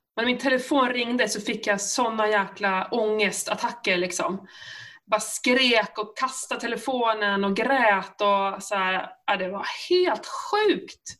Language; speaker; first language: Swedish; native; Swedish